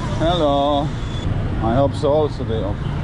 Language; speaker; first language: English; non-native, fluent; Polish